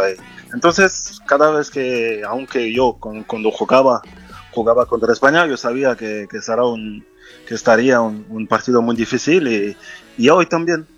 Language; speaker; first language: Spanish; non-native, fluent; French